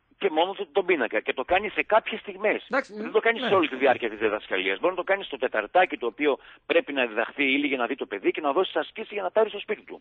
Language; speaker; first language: Greek; native; Greek